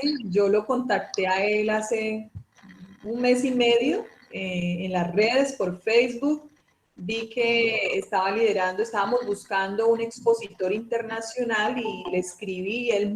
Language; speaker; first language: Spanish; native; Spanish